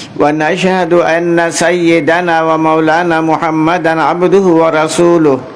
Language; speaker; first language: Arabic; non-native, fluent; Bangla